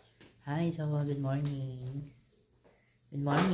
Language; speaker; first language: English; non-native, learner; Filipino